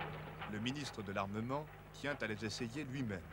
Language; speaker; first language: French; native; French